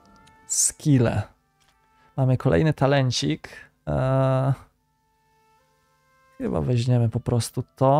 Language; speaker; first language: Polish; native; Polish